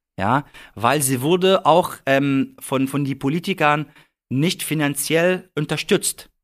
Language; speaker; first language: German; non-native, fluent; Arabic